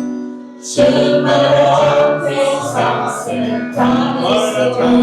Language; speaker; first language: Thai; native; Thai